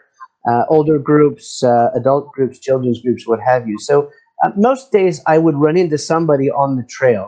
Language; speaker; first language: English; native; English